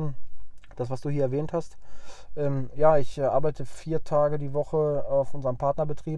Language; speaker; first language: German; native; German